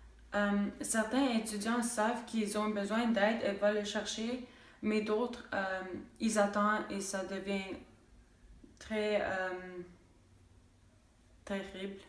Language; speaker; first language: French; non-native, local second language; English